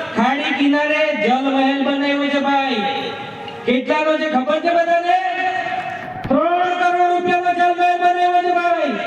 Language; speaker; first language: Gujarati; native; Gujarati